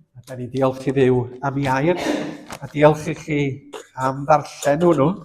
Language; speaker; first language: Welsh; native; Welsh